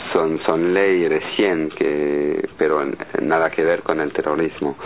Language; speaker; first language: Spanish; non-native, learner; French